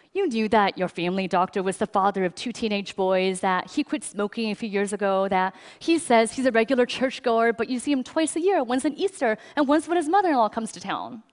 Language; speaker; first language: English; early bilingual, other home language; Chinese